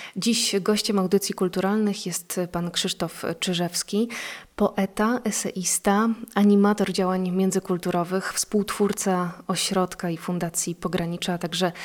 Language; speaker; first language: Polish; native; Polish